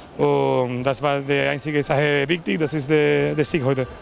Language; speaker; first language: German; non-native, learner; Spanish